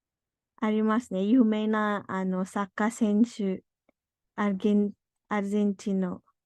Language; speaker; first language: Japanese; non-native, fluent; Indonesian